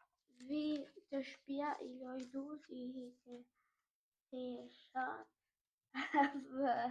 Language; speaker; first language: Albanian; early bilingual, heritage; Albanian